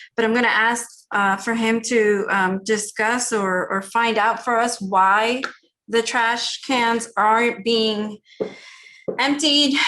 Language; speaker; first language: English; early bilingual, other home language; Spanish